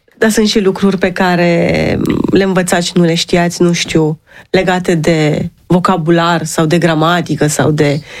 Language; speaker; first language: Romanian; native; Romanian